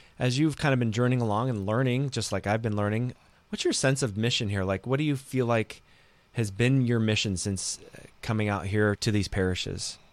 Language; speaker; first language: English; native; English